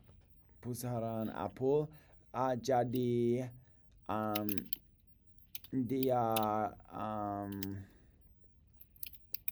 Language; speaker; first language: Indonesian; non-native, learner; English